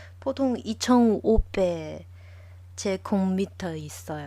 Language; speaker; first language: Korean; non-native, learner; Chinese